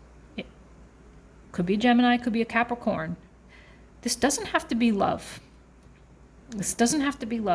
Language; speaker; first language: English; native; English